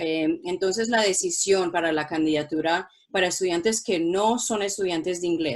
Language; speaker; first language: Spanish; non-native, local second language; English